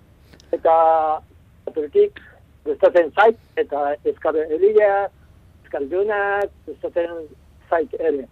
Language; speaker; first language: Basque; non-native, learner; Japanese